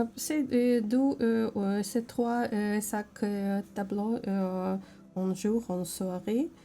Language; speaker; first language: French; non-native, learner; Ukrainian